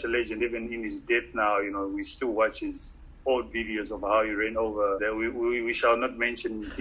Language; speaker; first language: English; non-native, local second language; Shona